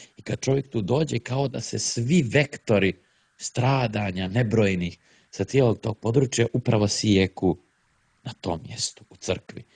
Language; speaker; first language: Serbian; native; Serbian